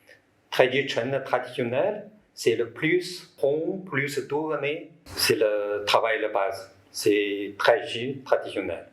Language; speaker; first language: French; non-native, learner; Chinese